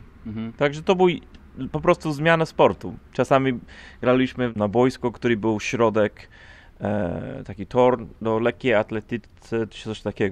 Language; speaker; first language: Polish; non-native, fluent; English